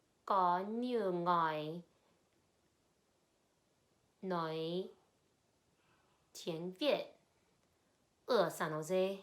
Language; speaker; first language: Vietnamese; non-native, learner; English